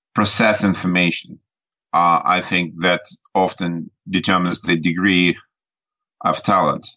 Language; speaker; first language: English; non-native, fluent; Russian